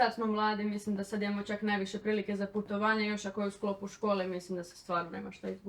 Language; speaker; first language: Croatian; native; Croatian